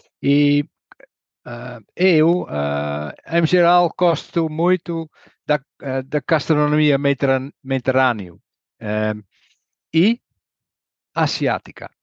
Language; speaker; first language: Portuguese; non-native, learner; Dutch